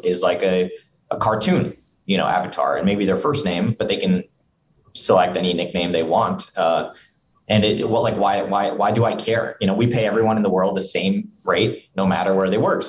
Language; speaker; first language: English; native; English